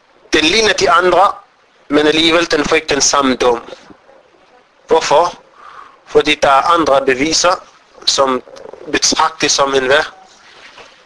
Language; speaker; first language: Danish; non-native, fluent; Arabic